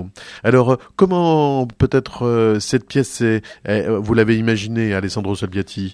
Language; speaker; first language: French; native; French